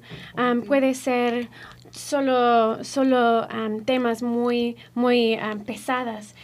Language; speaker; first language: Spanish; non-native, fluent; English